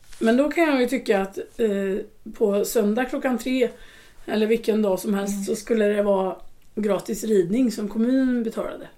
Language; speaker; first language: Swedish; native; Swedish